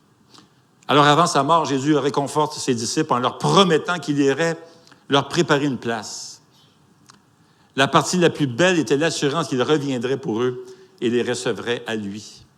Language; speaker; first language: French; native; French